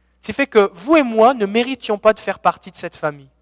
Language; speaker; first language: French; native; French